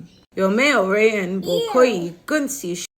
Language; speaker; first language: Chinese; non-native, learner; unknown